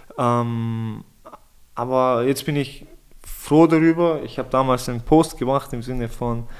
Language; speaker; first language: German; native; German